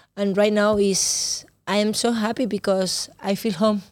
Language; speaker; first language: English; non-native, learner; Spanish